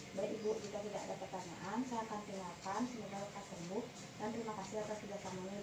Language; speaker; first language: Indonesian; native; Indonesian